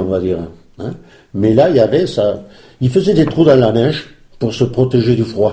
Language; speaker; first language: French; early bilingual, other home language; Spanish